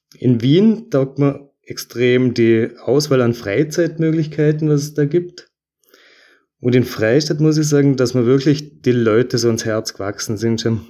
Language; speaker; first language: German; native; German